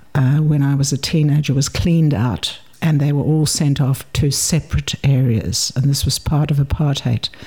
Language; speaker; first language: English; native; English